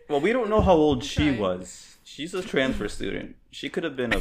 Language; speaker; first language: English; native; English